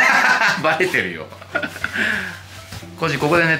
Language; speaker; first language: Japanese; native; Japanese